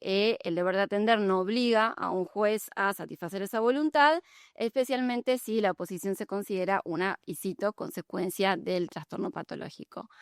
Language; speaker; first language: Spanish; native; Spanish